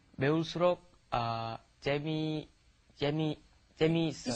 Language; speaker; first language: Korean; non-native, learner; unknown